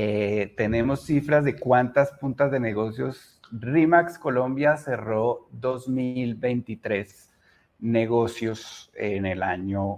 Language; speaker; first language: Spanish; native; Spanish